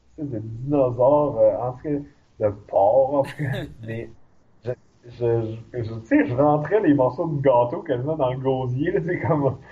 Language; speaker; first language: French; native; French